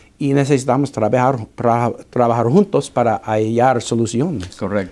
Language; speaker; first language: Spanish; non-native, fluent; English